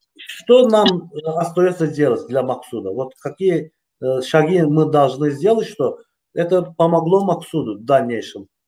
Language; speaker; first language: Russian; non-native, local second language; Azerbaijani